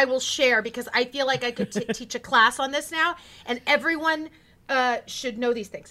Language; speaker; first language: English; native; English